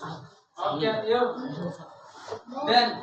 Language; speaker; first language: English; non-native, local second language; Bangla